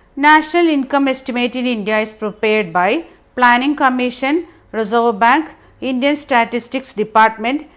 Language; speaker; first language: English; non-native, local second language; Malayalam